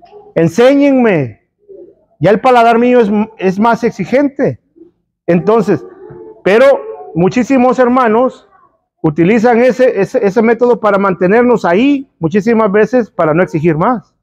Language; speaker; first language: Spanish; native; Spanish